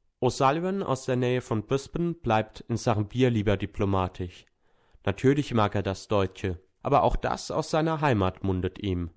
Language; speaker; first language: German; native; German